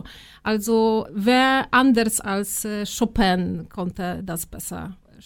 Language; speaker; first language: German; non-native, fluent; Polish